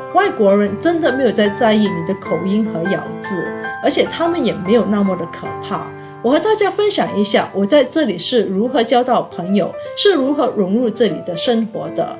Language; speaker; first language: Chinese; native; Chinese